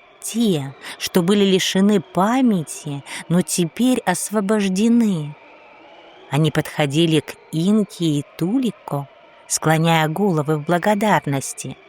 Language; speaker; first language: Russian; native; Russian